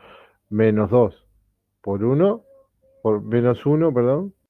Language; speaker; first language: Spanish; native; Spanish